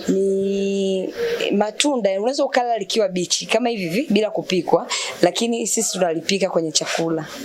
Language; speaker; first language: Swahili; non-native, local second language; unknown